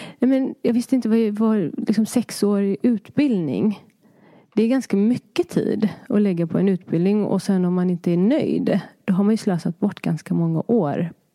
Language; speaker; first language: Swedish; early bilingual, other home language; Persian